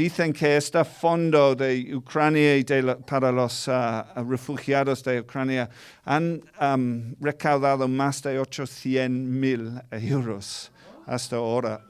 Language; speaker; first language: Spanish; non-native, fluent; English